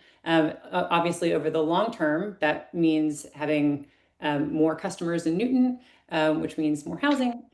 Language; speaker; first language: English; native; English